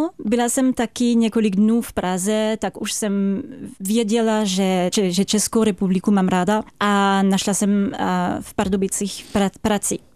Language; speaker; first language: Czech; non-native, fluent; French